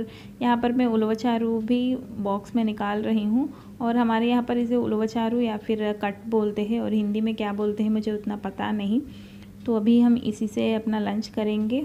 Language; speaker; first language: Hindi; native; Hindi